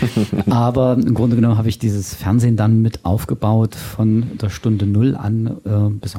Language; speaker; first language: German; native; German